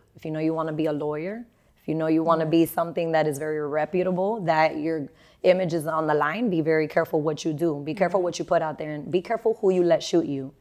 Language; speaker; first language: English; native; English